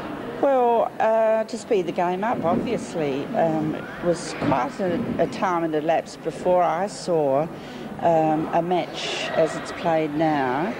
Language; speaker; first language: English; native; English